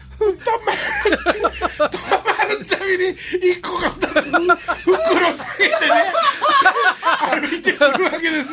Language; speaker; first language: Japanese; native; Japanese